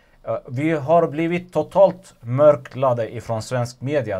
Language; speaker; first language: Swedish; non-native, fluent; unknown